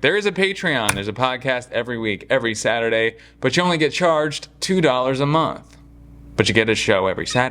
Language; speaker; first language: English; native; English